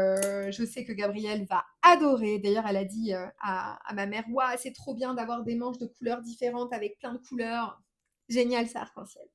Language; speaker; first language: French; native; French